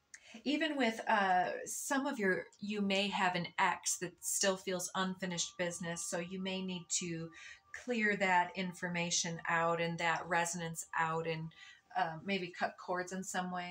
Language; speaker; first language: English; native; English